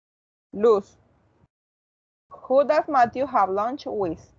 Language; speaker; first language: English; non-native, learner; Spanish